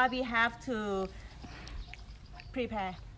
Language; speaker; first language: English; non-native, learner; Thai